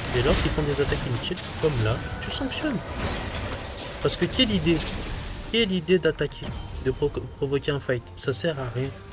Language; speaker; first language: French; native; French